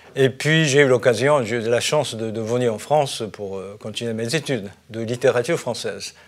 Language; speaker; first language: French; non-native, fluent; Japanese